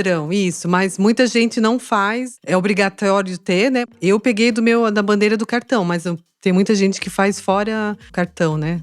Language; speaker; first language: Portuguese; native; Portuguese